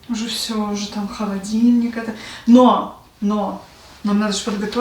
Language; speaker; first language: Russian; native; Russian